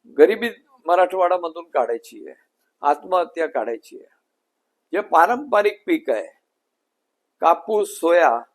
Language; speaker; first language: Marathi; non-native, local second language; Gujarati